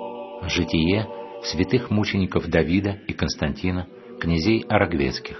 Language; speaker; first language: Russian; native; Russian